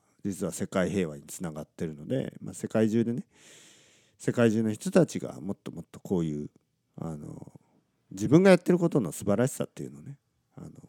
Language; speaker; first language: Japanese; native; Japanese